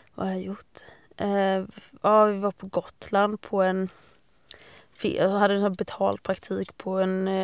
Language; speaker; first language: Swedish; native; Swedish